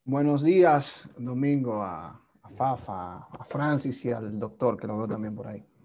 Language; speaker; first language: Spanish; native; Spanish